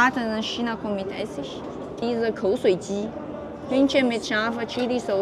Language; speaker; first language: German; non-native, learner; Chinese